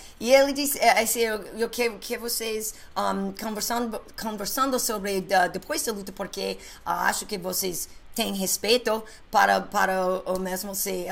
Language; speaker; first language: Portuguese; non-native, learner; English